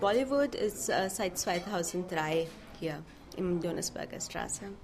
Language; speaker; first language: German; non-native, fluent; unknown